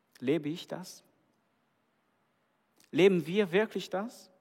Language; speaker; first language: German; non-native, fluent; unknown